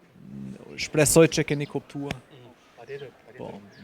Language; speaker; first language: Albanian; non-native, fluent; German